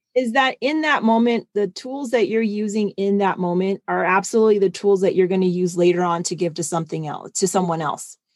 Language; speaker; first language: English; non-native, fluent; German